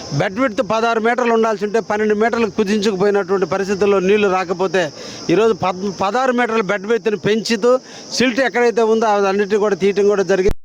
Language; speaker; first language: Telugu; native; Telugu